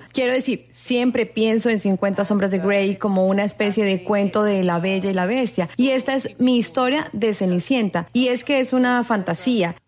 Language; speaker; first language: Spanish; non-native, fluent; English